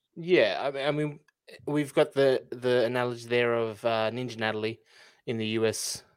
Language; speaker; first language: English; early bilingual, other home language; Filipino